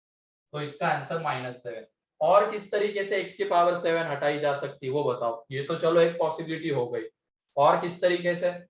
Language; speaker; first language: Hindi; native; Hindi